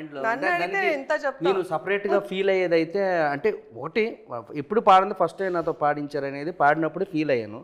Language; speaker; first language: Telugu; native; Telugu